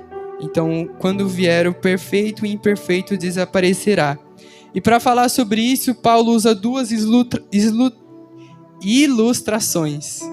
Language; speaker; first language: Portuguese; native; Portuguese